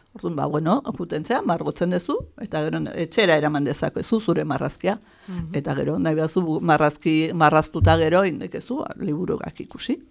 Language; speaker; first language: Basque; native; Basque